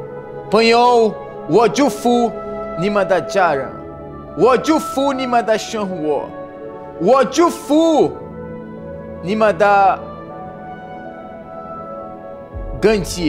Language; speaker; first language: Chinese; non-native, learner; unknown